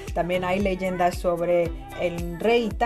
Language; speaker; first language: Spanish; non-native, fluent; Chinese